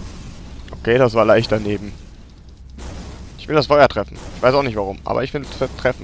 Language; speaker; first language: German; native; German